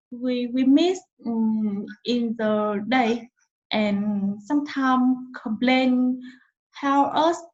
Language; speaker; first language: English; non-native, learner; Vietnamese